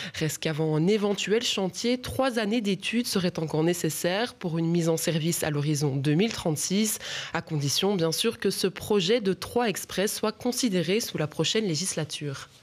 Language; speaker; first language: French; native; French